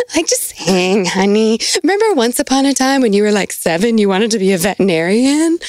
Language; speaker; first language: English; native; English